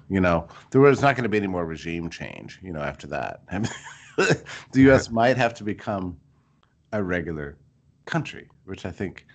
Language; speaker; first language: English; native; English